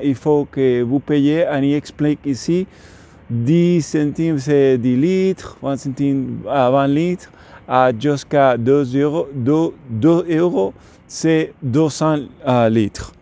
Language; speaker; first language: French; non-native, learner; English